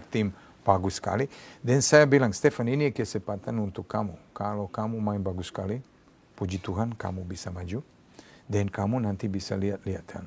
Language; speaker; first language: Indonesian; non-native, fluent; Serbian